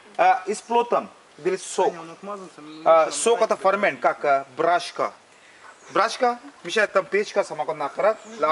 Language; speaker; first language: Russian; non-native, learner; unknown